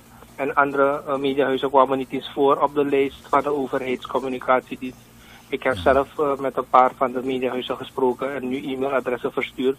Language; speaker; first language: Dutch; native; Dutch